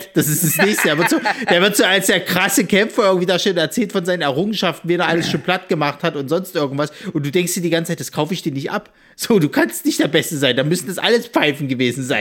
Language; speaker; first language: German; native; German